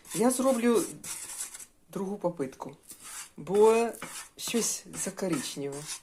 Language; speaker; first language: Ukrainian; non-native, local second language; Russian